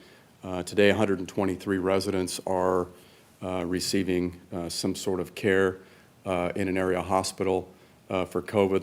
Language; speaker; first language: English; native; English